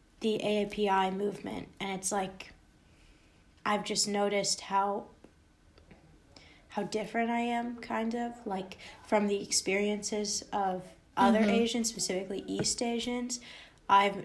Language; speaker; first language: English; native; English